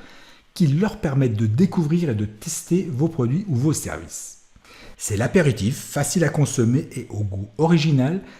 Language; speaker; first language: French; native; French